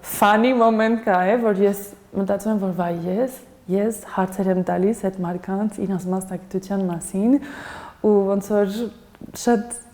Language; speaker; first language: Armenian; non-native, fluent; Spanish